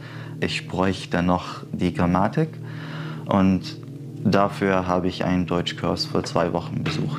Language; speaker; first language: German; non-native, fluent; Arabic